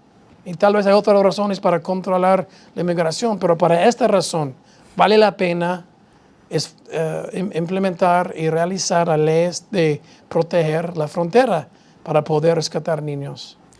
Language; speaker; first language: Spanish; non-native, fluent; English